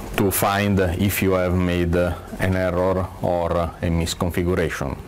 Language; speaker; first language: English; non-native, fluent; Italian